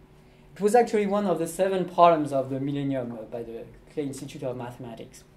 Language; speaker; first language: English; non-native, fluent; French